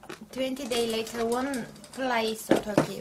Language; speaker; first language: English; non-native, learner; Turkish